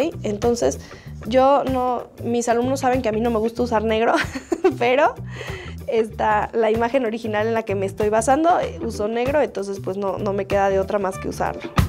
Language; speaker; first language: Spanish; native; Spanish